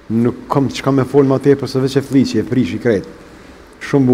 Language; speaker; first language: Albanian; native; Albanian